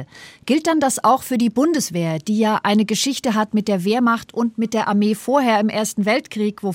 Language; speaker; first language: German; native; German